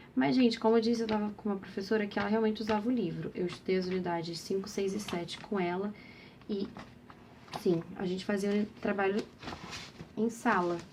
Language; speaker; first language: Portuguese; native; Portuguese